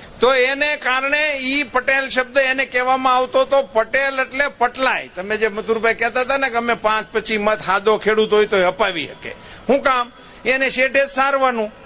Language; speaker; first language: Gujarati; native; Gujarati